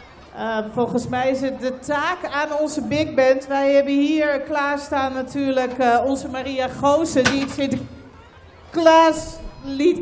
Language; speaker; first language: Dutch; native; Dutch